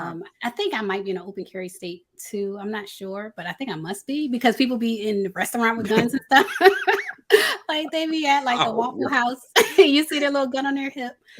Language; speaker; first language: English; native; English